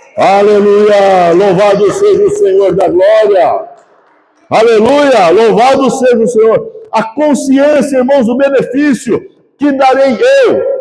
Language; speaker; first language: Portuguese; native; Portuguese